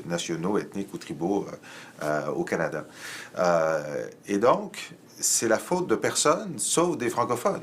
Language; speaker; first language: French; native; French